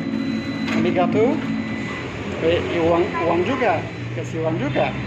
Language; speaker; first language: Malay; non-native, fluent; French